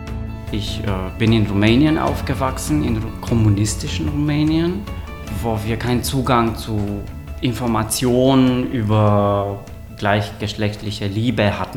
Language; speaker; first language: German; non-native, local second language; Romanian